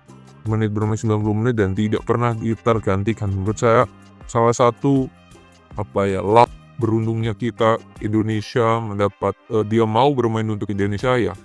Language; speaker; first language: Indonesian; native; Indonesian